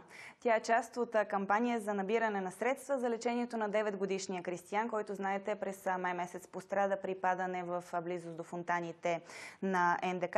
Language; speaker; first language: Bulgarian; native; Bulgarian